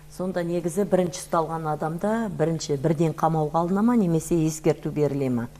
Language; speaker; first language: Kazakh; native; Kazakh